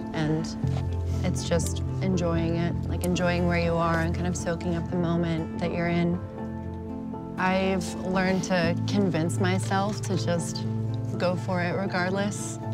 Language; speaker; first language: English; native; English